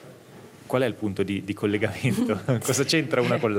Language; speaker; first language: Italian; native; Italian